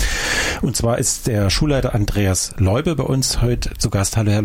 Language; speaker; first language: German; native; German